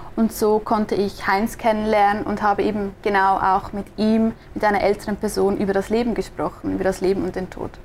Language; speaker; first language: German; non-native, local second language; Swiss German